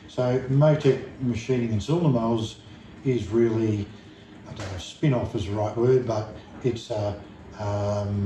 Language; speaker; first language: English; native; English